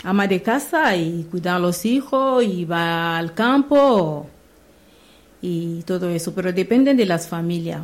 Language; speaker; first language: Spanish; non-native, learner; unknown